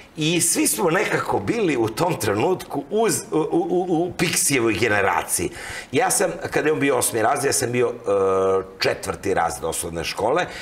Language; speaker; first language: Serbian; native; Serbian